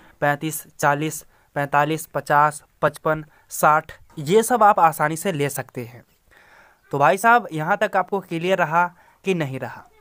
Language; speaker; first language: Hindi; native; Hindi